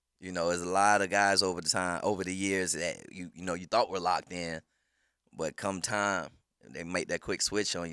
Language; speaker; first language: English; native; English